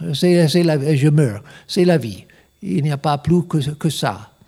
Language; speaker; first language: French; non-native, learner; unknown